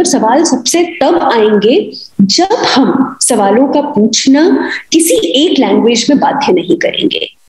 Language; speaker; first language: Hindi; non-native, local second language; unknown